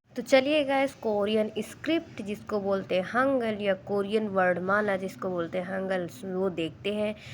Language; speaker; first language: Hindi; native; Hindi